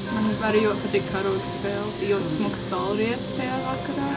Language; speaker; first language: Latvian; early bilingual, heritage; Latvian